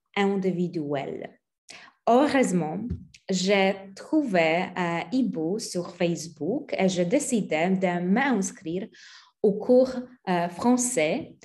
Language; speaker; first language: French; non-native, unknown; Polish